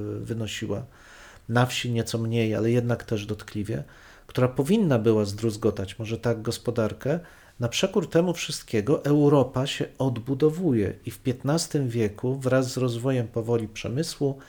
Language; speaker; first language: Polish; native; Polish